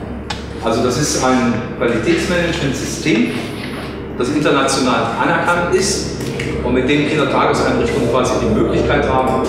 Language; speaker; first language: German; native; German